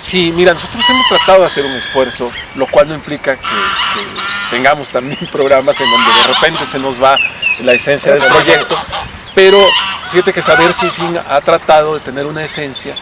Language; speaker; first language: Spanish; native; Spanish